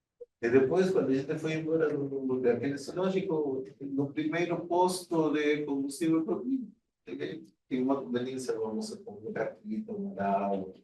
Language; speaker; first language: Portuguese; non-native, fluent; Spanish